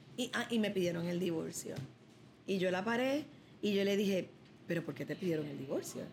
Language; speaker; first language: Spanish; early bilingual, other home language; English